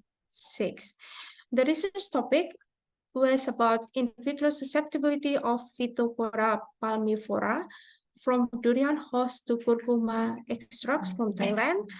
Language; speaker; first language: English; non-native, fluent; Indonesian